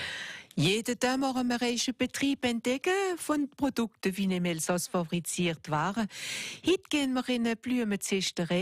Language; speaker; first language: German; native; German